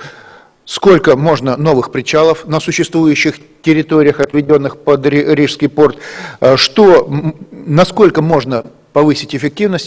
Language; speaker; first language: Russian; native; Russian